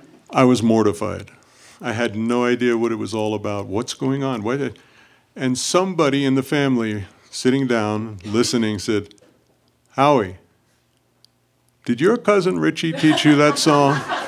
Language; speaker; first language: English; native; English